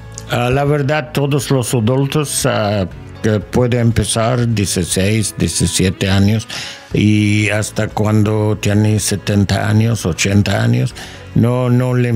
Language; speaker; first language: Spanish; non-native, learner; English